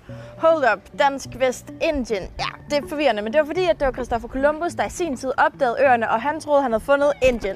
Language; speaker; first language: Danish; native; Danish